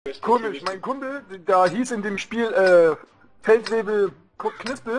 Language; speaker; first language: German; native; German